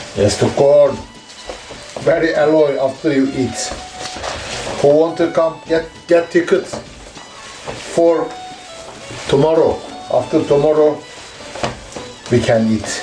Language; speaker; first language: English; non-native, learner; Turkish